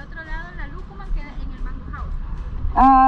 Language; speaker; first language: Spanish; native; Spanish